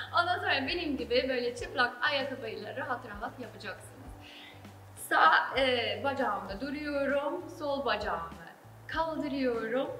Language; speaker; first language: Turkish; non-native, fluent; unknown